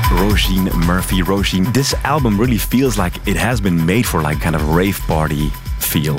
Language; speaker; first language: English; non-native, fluent; Dutch